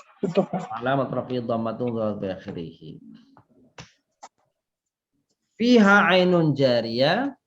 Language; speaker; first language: Arabic; non-native, fluent; Indonesian